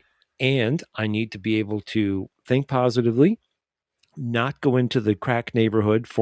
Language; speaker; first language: English; native; English